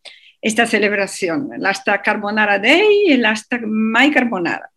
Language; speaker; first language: Spanish; non-native, fluent; Italian